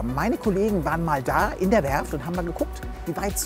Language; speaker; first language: German; native; German